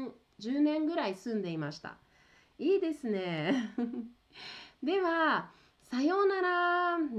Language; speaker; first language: Japanese; early bilingual, heritage; Portuguese